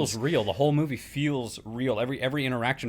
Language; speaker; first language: English; native; English